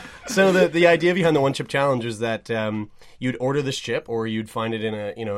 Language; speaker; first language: English; native; English